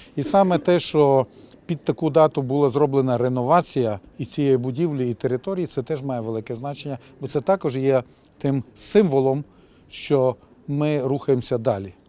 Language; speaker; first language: Ukrainian; native; Ukrainian